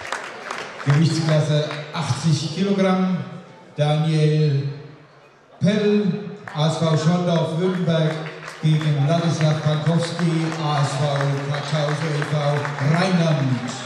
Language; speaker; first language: German; native; German